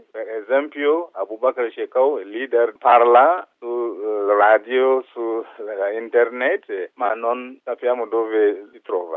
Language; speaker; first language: Italian; non-native, fluent; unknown